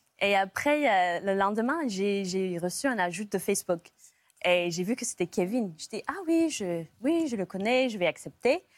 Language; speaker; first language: French; non-native, fluent; English